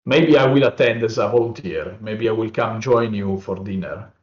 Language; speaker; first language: English; non-native, fluent; Italian